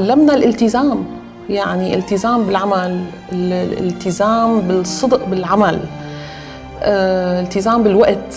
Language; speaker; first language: Arabic; native; Arabic